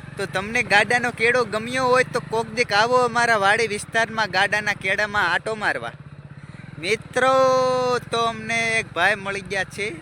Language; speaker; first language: Gujarati; native; Gujarati